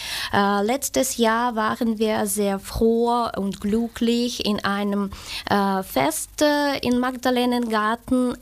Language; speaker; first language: German; non-native, learner; Ukrainian